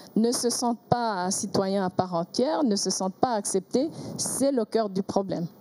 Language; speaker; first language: French; non-native, local second language; Kinyarwanda